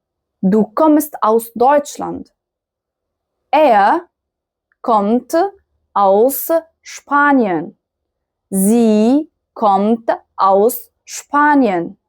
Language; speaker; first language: German; non-native, fluent; Arabic